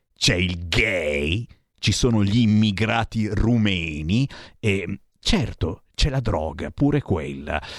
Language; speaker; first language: Italian; native; Italian